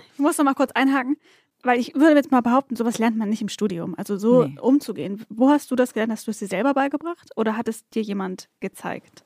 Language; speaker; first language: German; native; German